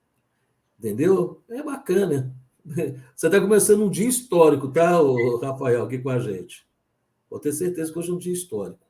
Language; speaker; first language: Portuguese; native; Portuguese